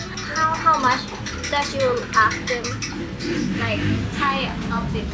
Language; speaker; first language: English; non-native, learner; Thai